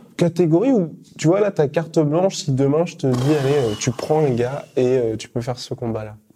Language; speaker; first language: French; native; French